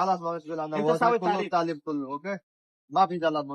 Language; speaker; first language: Arabic; non-native, learner; Bangla